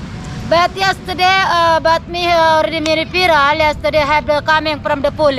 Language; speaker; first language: English; non-native, learner; Sasak